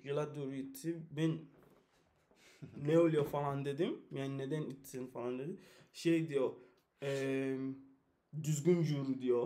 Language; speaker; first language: Turkish; non-native, learner; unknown